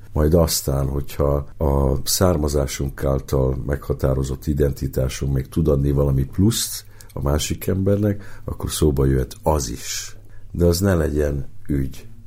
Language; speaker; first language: Hungarian; native; Hungarian